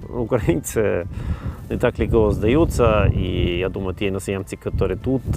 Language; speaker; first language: Ukrainian; non-native, learner; German